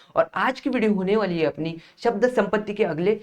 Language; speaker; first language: Hindi; non-native, local second language; Marathi